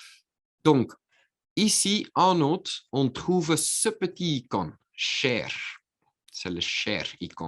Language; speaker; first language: French; non-native, local second language; Dutch